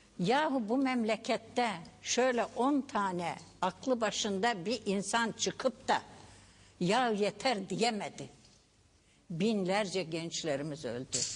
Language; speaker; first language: Turkish; non-native, local second language; Kurdish